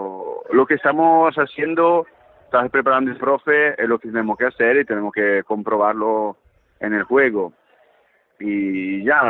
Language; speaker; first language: Spanish; early bilingual, heritage; Italian